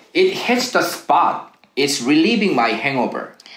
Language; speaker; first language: English; non-native, fluent; Korean